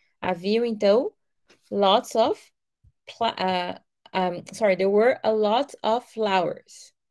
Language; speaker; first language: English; non-native, fluent; Portuguese